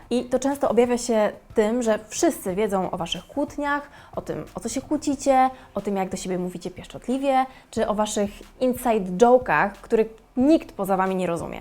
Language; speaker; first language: Polish; native; Polish